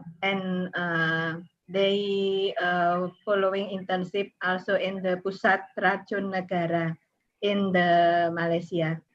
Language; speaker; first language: English; non-native, learner; Indonesian